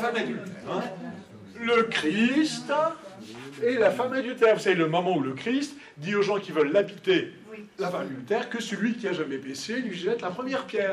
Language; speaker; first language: French; native; French